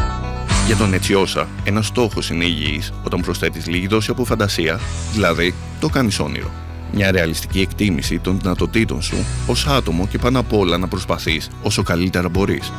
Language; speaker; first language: Greek; native; Greek